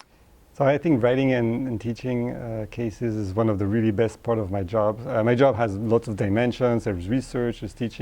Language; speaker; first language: English; non-native, fluent; French